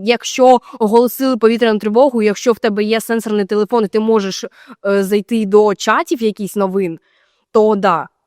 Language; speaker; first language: Ukrainian; native; Ukrainian